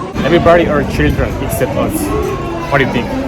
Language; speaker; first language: English; non-native, learner; Korean